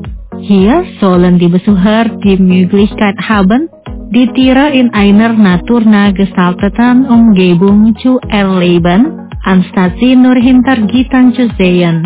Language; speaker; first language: German; non-native, fluent; Indonesian